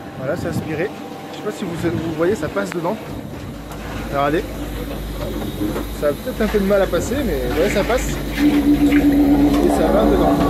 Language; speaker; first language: French; native; French